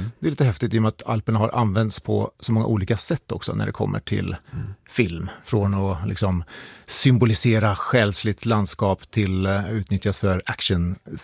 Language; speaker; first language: Swedish; native; Swedish